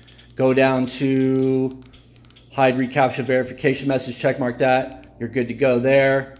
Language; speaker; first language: English; native; English